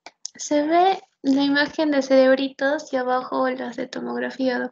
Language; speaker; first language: Spanish; native; Spanish